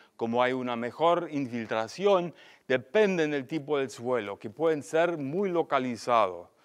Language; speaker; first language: Spanish; non-native, fluent; German